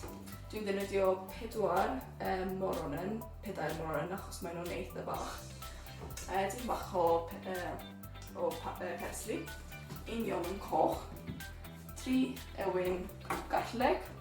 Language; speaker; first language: Welsh; non-native, learner; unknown